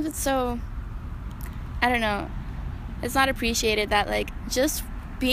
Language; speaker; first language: English; early bilingual, other home language; Spanish